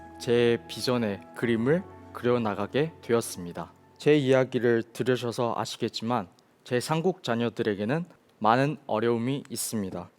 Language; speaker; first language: Korean; early bilingual, other home language; Chinese